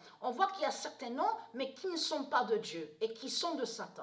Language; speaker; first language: French; native; French